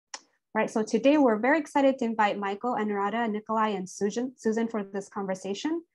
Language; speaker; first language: English; native; English